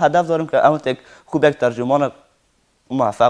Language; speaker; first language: Persian; native; Persian